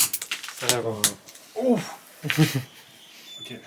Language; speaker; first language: French; non-native, learner; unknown